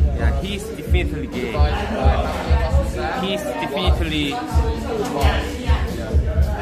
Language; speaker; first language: English; non-native, learner; Korean